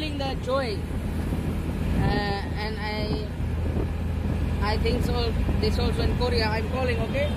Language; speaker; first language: English; non-native, learner; Hindi